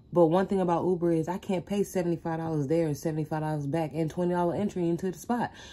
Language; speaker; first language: English; native; English